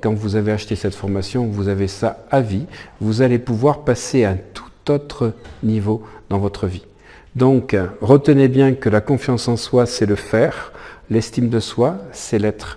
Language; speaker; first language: French; native; French